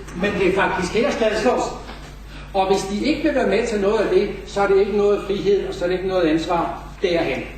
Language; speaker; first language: Danish; native; Danish